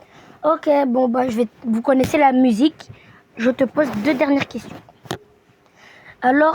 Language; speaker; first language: French; native; French